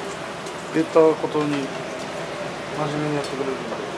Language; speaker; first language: Japanese; native; Japanese